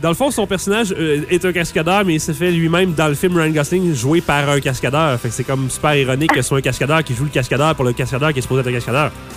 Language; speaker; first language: French; native; French